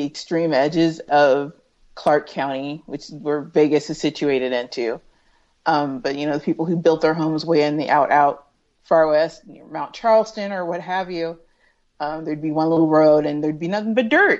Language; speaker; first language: English; native; English